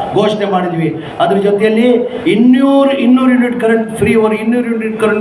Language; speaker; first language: Kannada; non-native, local second language; Urdu